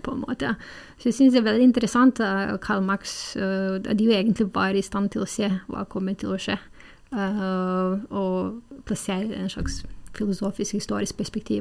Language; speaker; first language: Norwegian; non-native, fluent; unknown